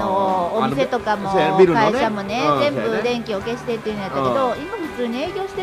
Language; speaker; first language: Japanese; native; Japanese